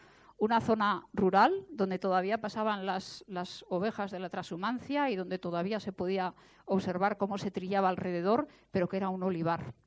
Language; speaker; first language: Spanish; native; Spanish